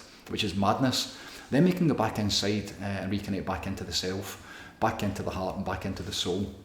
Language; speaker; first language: English; native; English